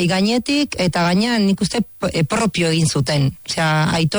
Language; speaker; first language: Basque; non-native, fluent; Spanish